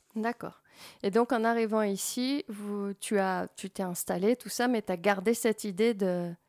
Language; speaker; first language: French; native; French